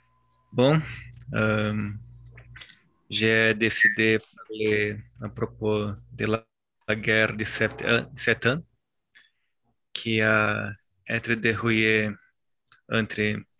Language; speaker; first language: French; non-native, learner; Portuguese